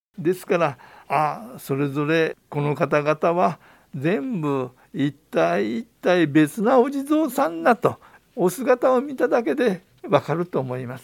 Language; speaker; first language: Japanese; native; Japanese